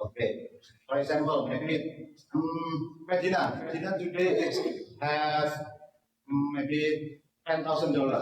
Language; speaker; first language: English; non-native, learner; Indonesian